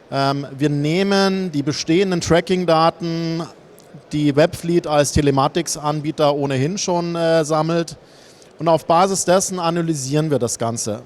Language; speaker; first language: German; native; German